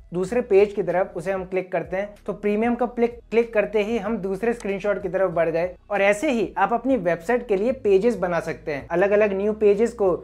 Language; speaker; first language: Hindi; native; Hindi